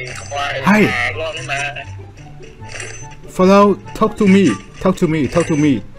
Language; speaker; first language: English; non-native, learner; Vietnamese